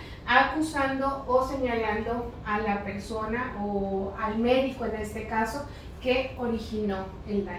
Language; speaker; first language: Spanish; native; Spanish